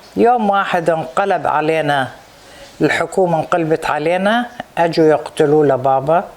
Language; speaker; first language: Arabic; native; Arabic